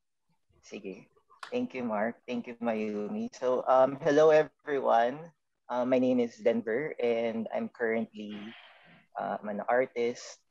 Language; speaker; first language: English; non-native, local second language; Filipino